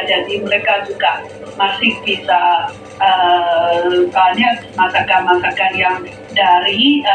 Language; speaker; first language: Indonesian; non-native, fluent; Chinese